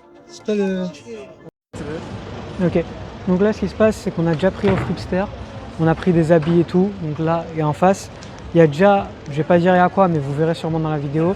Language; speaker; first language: French; native; French